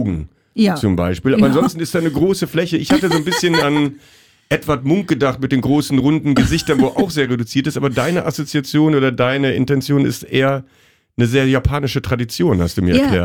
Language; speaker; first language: German; native; German